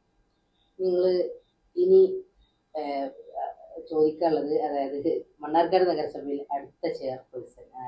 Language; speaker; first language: Malayalam; native; Malayalam